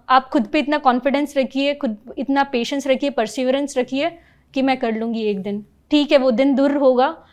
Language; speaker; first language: Hindi; non-native, local second language; Marathi